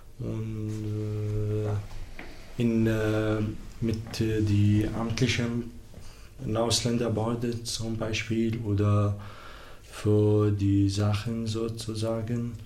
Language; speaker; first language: German; non-native, learner; Arabic